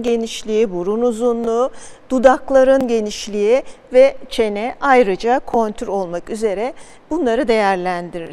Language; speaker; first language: Turkish; native; Turkish